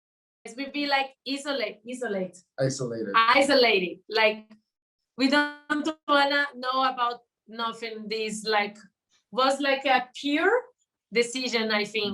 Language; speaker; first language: English; non-native, learner; Portuguese